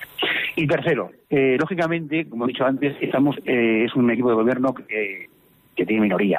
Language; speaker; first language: Spanish; native; Spanish